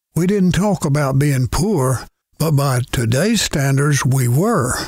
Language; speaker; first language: English; native; English